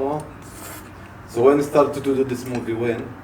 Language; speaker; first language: English; non-native, learner; Arabic